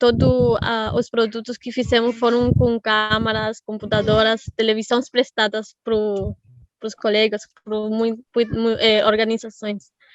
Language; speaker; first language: Portuguese; non-native, fluent; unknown